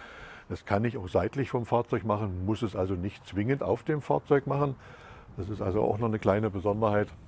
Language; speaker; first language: German; native; German